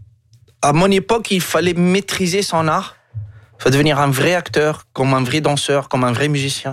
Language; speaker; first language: French; non-native, local second language; Arabic